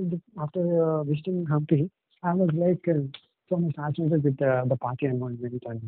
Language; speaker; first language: English; non-native, local second language; Telugu